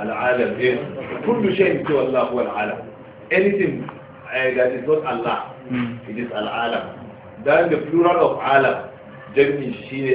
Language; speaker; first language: Arabic; non-native, learner; Hausa